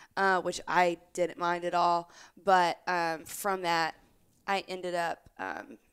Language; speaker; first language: English; native; English